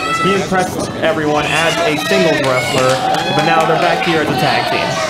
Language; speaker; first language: English; native; English